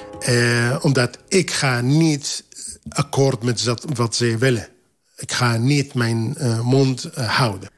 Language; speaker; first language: Dutch; non-native, fluent; Arabic